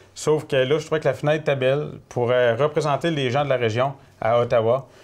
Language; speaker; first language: French; native; French